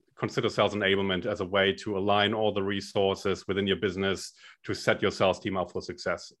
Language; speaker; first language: English; non-native, fluent; German